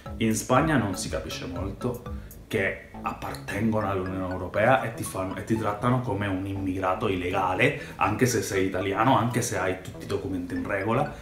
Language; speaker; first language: Italian; non-native, fluent; Spanish